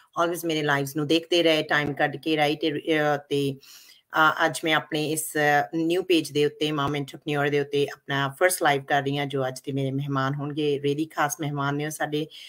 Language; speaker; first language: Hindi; non-native, local second language; Punjabi